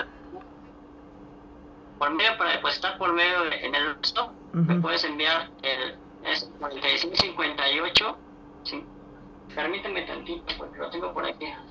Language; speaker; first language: Spanish; native; Spanish